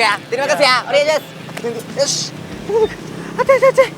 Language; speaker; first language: Indonesian; non-native, learner; Japanese